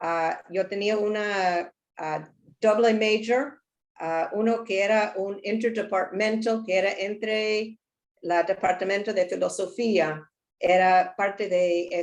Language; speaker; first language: Spanish; non-native, learner; English